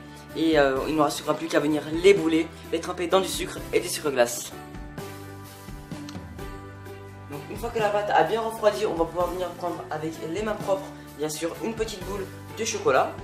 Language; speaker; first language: French; native; French